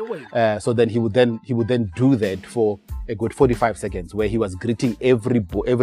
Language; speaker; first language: English; non-native, local second language; Tswana